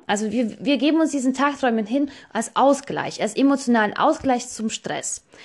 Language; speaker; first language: German; non-native, fluent; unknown